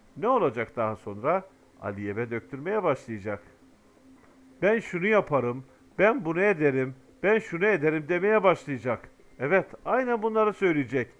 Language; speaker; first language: Turkish; native; Turkish